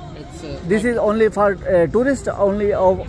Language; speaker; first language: English; non-native, learner; Spanish